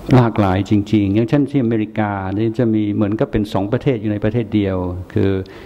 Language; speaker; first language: Thai; non-native, fluent; English